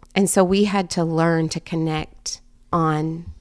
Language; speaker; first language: English; native; English